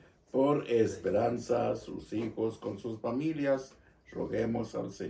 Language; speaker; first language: Spanish; native; Spanish